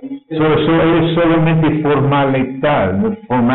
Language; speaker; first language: Spanish; non-native, learner; English